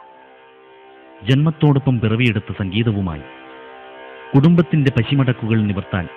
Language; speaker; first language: Malayalam; native; Malayalam